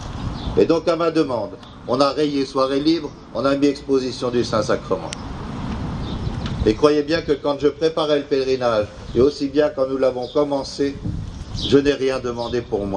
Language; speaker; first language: French; native; French